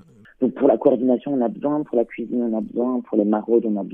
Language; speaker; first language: French; native; French